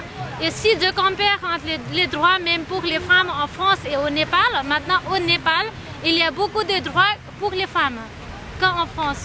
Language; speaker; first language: French; non-native, learner; Nepali